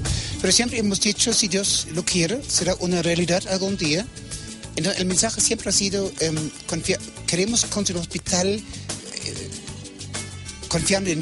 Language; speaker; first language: Spanish; non-native, fluent; German